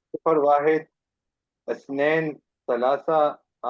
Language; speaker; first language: Arabic; non-native, learner; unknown